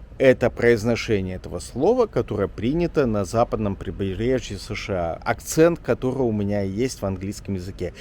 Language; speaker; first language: Russian; native; Russian